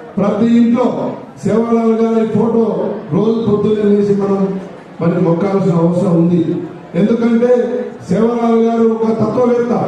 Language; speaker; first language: Telugu; non-native, local second language; Lambadi